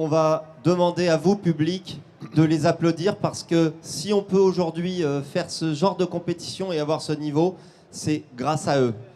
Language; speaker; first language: French; native; French